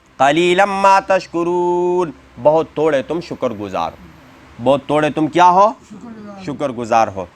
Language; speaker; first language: Urdu; non-native, local second language; Pashto